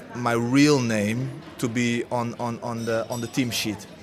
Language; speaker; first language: English; early bilingual, other home language; Dutch